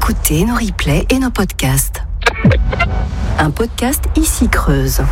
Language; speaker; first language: French; native; French